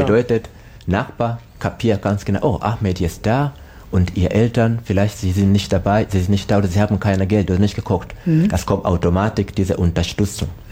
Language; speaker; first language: German; non-native, learner; Swahili